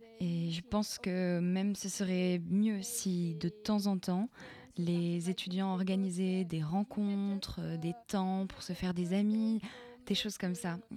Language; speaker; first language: French; non-native, fluent; Ukrainian